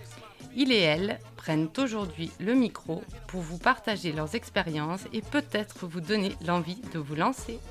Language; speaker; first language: French; native; French